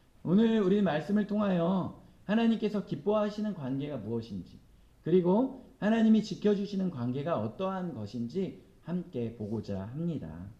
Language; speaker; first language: Korean; native; Korean